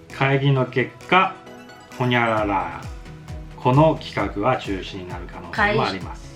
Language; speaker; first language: Japanese; native; Japanese